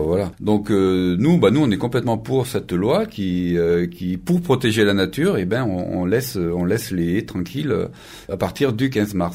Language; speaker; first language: French; native; French